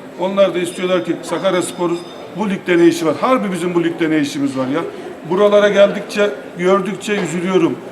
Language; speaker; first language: Turkish; native; Turkish